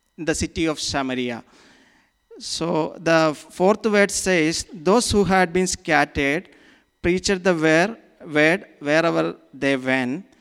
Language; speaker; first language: English; non-native, local second language; Malayalam